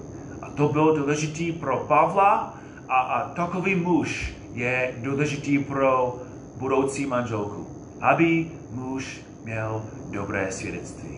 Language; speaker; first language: Czech; non-native, fluent; English